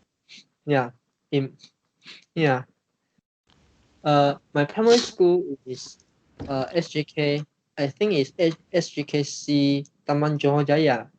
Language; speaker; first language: English; non-native, learner; Chinese